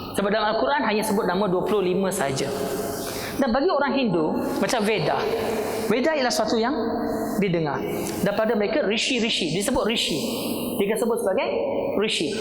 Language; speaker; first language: Malay; non-native, local second language; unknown